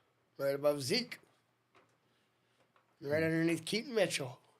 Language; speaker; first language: English; native; English